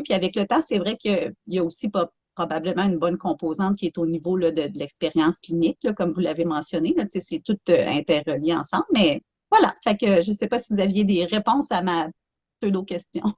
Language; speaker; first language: French; native; French